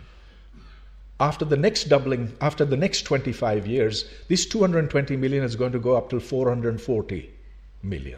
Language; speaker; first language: English; non-native, local second language; Urdu